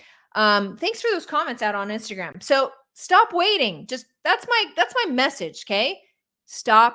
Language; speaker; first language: English; native; English